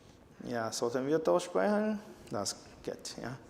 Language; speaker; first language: German; non-native, fluent; Chinese